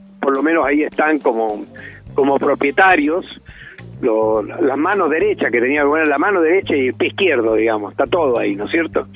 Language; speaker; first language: Spanish; native; Spanish